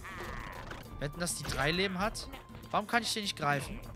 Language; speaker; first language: German; native; German